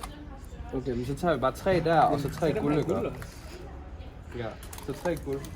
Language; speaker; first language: Danish; early bilingual, other home language; Tamil